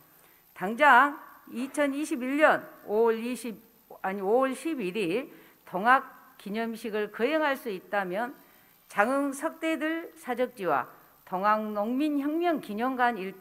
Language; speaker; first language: Korean; native; Korean